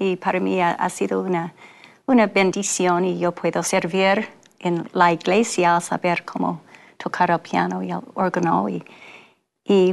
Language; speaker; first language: Spanish; non-native, fluent; English